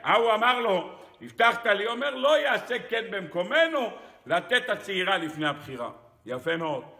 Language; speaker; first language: Hebrew; native; Hebrew